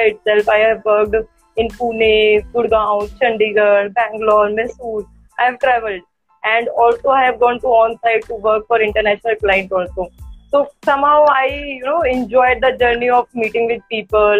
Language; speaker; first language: English; non-native, local second language; Hindi